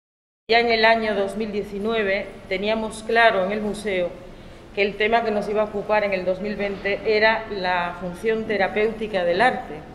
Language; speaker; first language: Spanish; native; Spanish